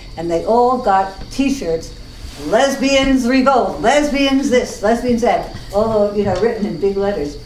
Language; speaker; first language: English; native; English